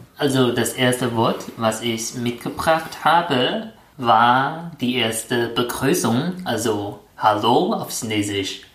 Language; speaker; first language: German; non-native, fluent; Chinese